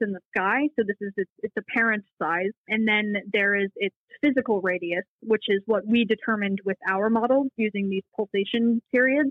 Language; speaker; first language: English; native; English